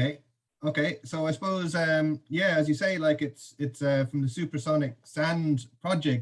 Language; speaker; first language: English; native; English